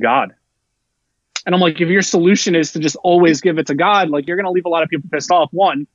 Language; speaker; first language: English; native; English